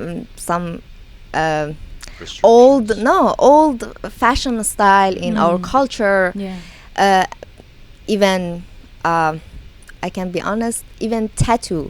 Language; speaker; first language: English; non-native, learner; Persian